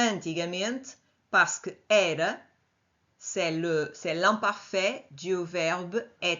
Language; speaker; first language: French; non-native, fluent; Portuguese